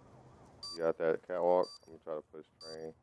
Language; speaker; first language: English; native; English